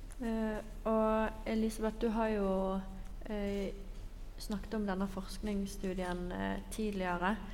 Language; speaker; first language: Norwegian; native; Norwegian